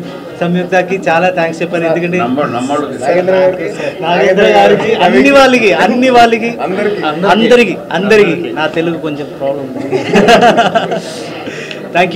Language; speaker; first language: Telugu; non-native, learner; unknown